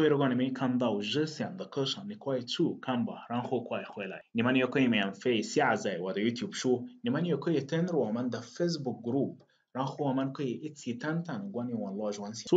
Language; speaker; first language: Chinese; non-native, fluent; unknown